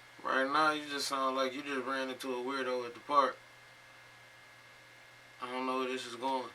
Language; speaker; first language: English; native; English